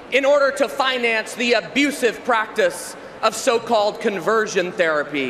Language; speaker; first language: English; native; English